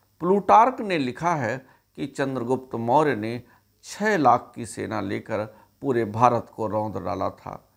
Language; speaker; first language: Hindi; native; Hindi